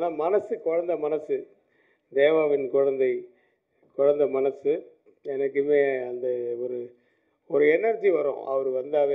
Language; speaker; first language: Tamil; native; Tamil